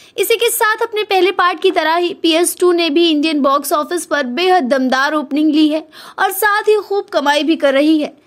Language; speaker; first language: Hindi; native; Hindi